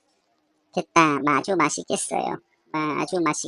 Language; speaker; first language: Korean; non-native, fluent; Khmer